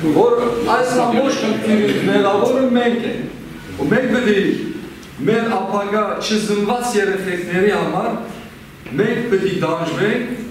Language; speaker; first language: Armenian; non-native, fluent; Kurdish